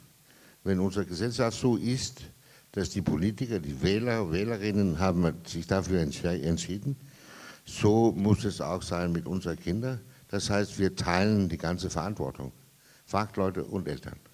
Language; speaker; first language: German; non-native, fluent; Danish